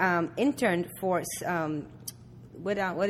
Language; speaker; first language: English; early bilingual, other home language; Spanish